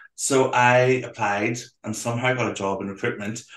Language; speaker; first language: English; native; English